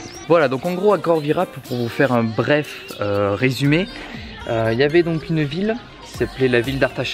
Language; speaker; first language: French; native; French